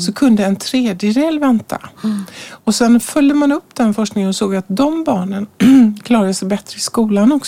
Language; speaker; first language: Swedish; native; Swedish